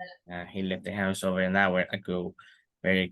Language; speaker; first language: English; non-native, local second language; Spanish